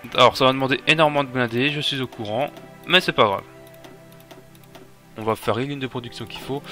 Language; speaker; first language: French; native; French